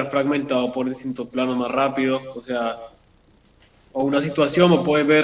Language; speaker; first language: Spanish; native; Spanish